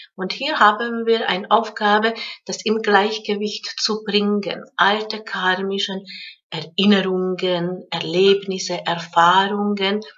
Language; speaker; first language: German; non-native, fluent; Hungarian